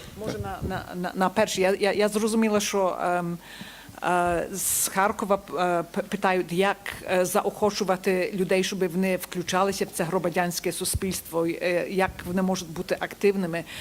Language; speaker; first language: Ukrainian; early bilingual, heritage; Ukrainian